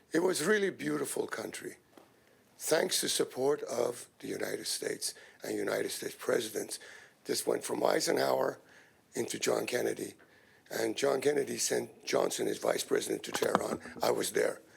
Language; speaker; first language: English; non-native, fluent; Persian